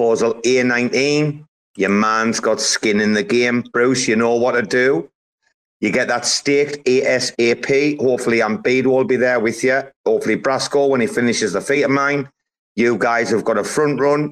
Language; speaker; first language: English; native; English